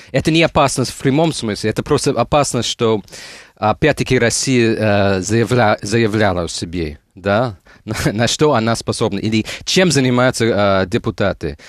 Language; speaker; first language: Russian; non-native, fluent; English